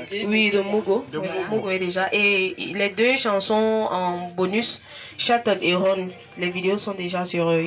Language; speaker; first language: French; non-native, local second language; English